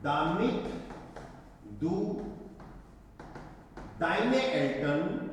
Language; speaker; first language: German; non-native, fluent; Hindi